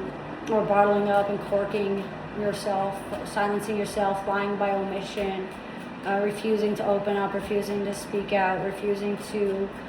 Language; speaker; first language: English; native; English